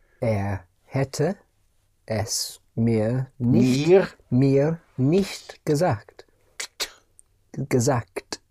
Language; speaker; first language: German; non-native, learner; English